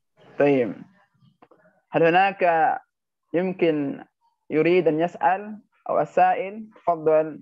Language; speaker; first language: Arabic; non-native, learner; Indonesian